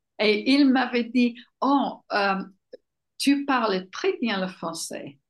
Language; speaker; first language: French; non-native, learner; English